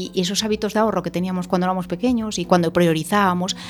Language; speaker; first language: Spanish; native; Spanish